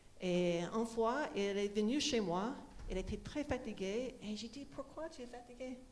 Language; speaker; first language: French; non-native, fluent; English